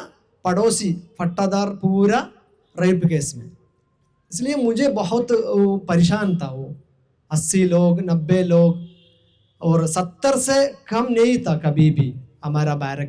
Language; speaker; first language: Hindi; non-native, local second language; Malayalam